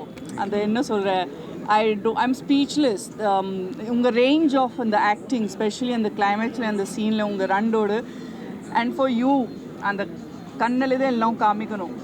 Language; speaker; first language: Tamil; non-native, fluent; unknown